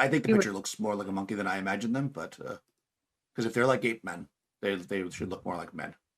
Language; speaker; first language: English; native; English